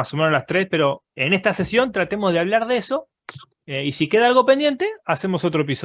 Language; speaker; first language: Spanish; native; Spanish